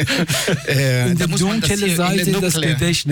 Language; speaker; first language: German; non-native, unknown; Persian